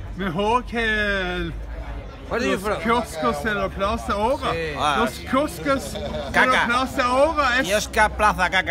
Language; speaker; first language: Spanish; non-native, learner; Norwegian